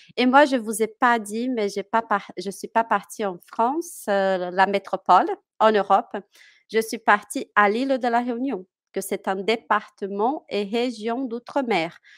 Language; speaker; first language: French; non-native, fluent; Portuguese